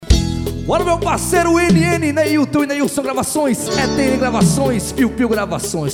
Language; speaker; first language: Portuguese; native; Portuguese